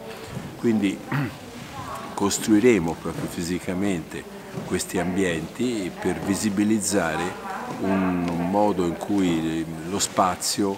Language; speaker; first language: Italian; native; Italian